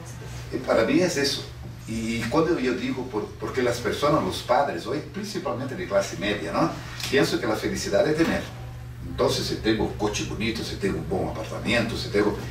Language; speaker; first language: Spanish; non-native, fluent; Portuguese